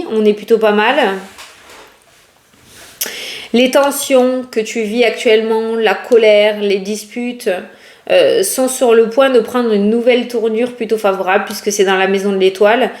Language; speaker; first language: French; native; French